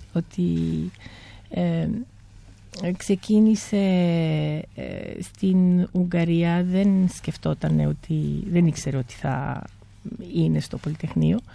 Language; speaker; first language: Greek; early bilingual, heritage; Greek